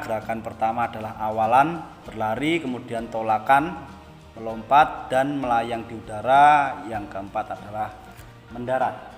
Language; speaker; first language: Indonesian; native; Indonesian